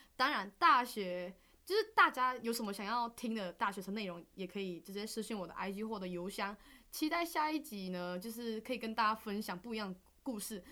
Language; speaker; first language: Chinese; native; Chinese